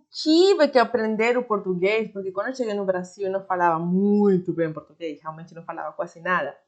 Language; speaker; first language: Portuguese; non-native, fluent; Spanish